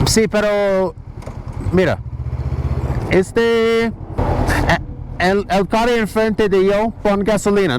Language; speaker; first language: Spanish; non-native, learner; English